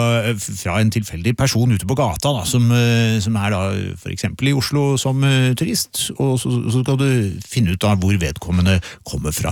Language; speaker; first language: Norwegian; native; Norwegian